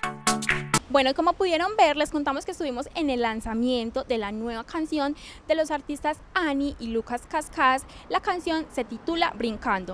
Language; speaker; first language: Spanish; native; Spanish